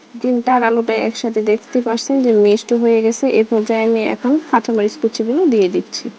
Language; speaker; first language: Bangla; native; Bangla